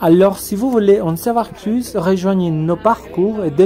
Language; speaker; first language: French; non-native, fluent; Spanish